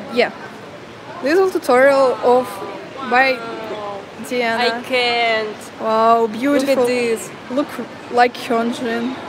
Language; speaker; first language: English; non-native, learner; Russian